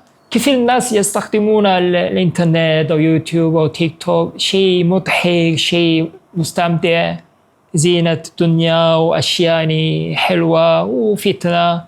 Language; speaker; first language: Arabic; non-native, fluent; Korean